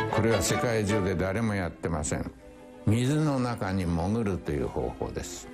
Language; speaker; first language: Japanese; native; Japanese